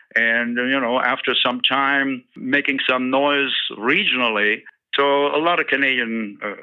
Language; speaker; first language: English; early bilingual, other home language; German